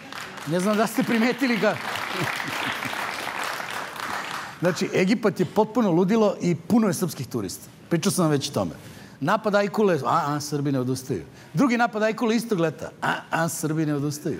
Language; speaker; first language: Serbian; native; Serbian